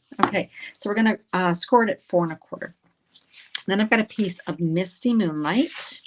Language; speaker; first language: English; native; English